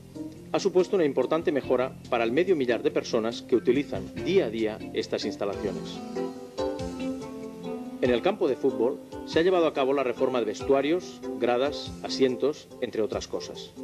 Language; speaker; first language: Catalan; native; Catalan